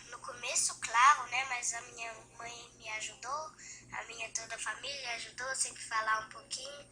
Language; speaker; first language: Portuguese; early bilingual, heritage; Portuguese